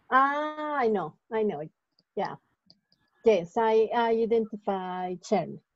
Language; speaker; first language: English; non-native, learner; Spanish